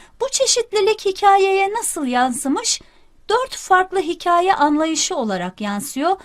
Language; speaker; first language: Turkish; native; Turkish